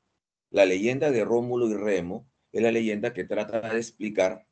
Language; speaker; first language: Spanish; native; Spanish